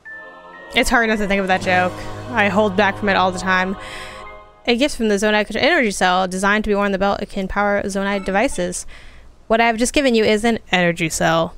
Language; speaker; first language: English; native; English